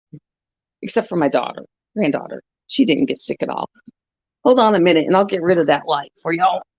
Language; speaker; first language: English; native; English